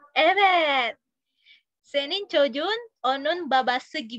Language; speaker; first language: Turkish; non-native, learner; Indonesian